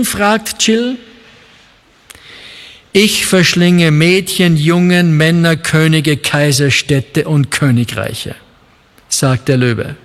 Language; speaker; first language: German; native; German